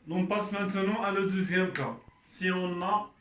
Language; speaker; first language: French; non-native, local second language; Arabic